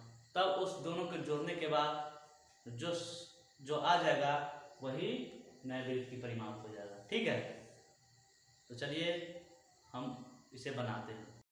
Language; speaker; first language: Hindi; native; Hindi